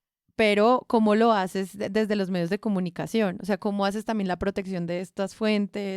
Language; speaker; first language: Spanish; native; Spanish